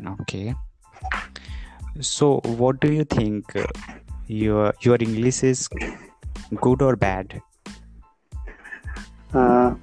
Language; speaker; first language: English; non-native, learner; Hindi